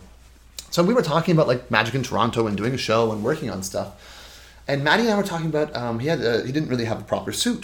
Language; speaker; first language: English; native; English